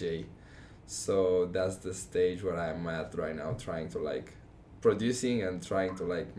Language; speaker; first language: English; non-native, fluent; Romanian